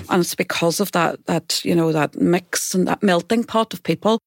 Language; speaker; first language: English; native; English